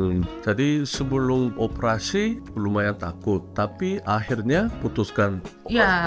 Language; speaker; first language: Indonesian; non-native, fluent; Korean